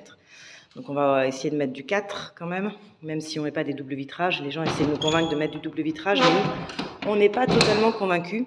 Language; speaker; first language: French; native; French